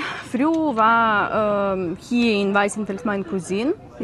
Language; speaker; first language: German; non-native, learner; Ukrainian